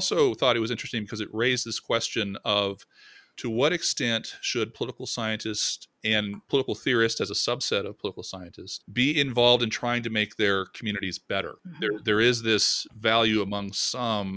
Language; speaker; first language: English; native; English